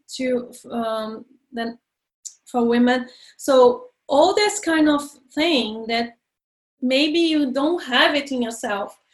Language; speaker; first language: English; non-native, learner; Portuguese